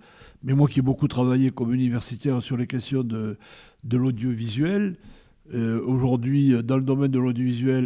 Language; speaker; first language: French; native; French